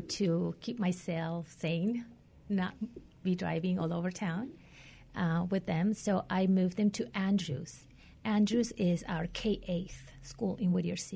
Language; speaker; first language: English; non-native, fluent; Spanish